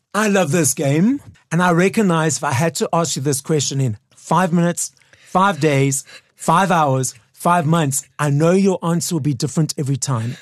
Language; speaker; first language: English; native; English